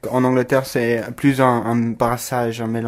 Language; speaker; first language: French; non-native, fluent; English